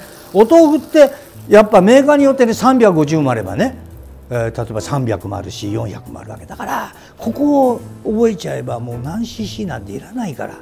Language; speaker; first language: Japanese; native; Japanese